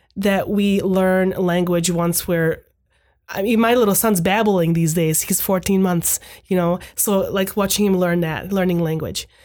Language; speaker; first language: English; non-native, fluent; Hungarian